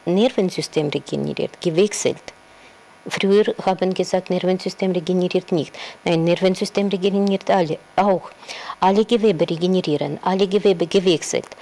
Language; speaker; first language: German; non-native, learner; Russian